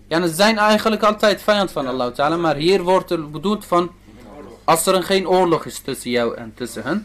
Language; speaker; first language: Dutch; early bilingual, other home language; Turkish